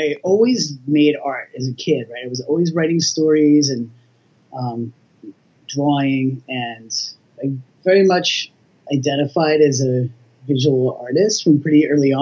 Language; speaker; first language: English; native; English